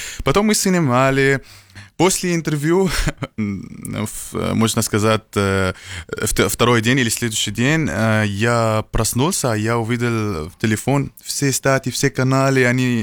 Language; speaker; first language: Russian; non-native, learner; Arabic